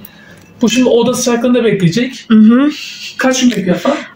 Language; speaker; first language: Turkish; native; Turkish